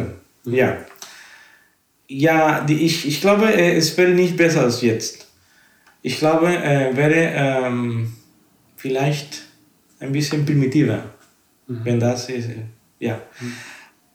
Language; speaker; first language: German; non-native, fluent; Spanish